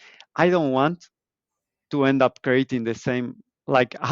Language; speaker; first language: English; non-native, fluent; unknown